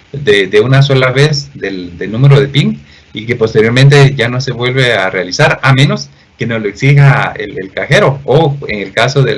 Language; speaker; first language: Spanish; native; Spanish